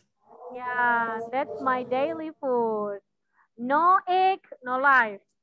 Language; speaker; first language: English; non-native, learner; Indonesian